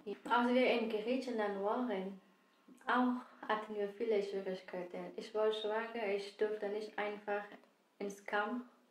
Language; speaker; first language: German; non-native, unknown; Persian